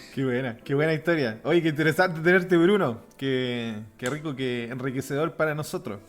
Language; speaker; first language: Spanish; native; Spanish